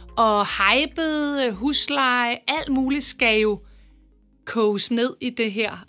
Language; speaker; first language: Danish; native; Danish